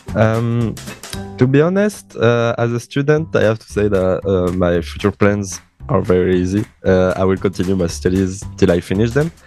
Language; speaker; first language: English; non-native, fluent; French